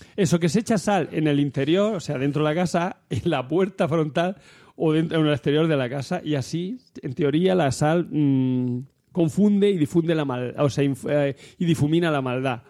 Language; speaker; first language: Spanish; native; Spanish